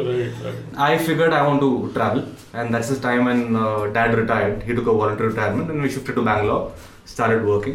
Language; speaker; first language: English; non-native, local second language; Konkani